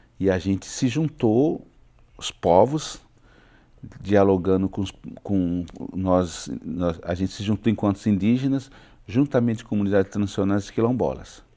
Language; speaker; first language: Portuguese; non-native, local second language; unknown